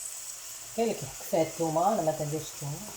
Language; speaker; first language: Arabic; native; Arabic